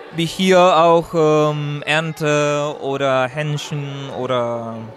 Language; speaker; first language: German; non-native, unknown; Spanish